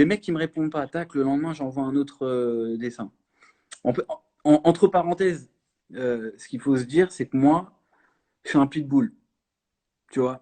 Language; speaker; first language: French; native; French